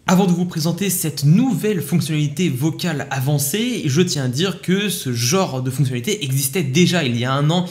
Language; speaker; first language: French; native; French